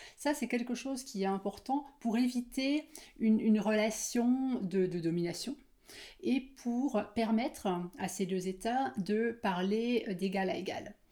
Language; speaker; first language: French; native; French